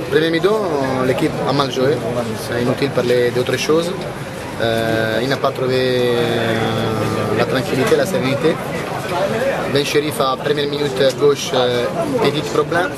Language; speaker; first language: French; non-native, learner; Italian